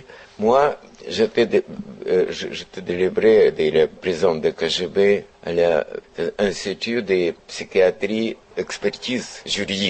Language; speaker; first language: French; non-native, fluent; Russian